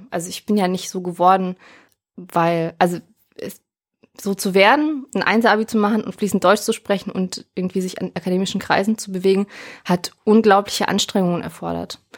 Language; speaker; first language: German; early bilingual, other home language; Russian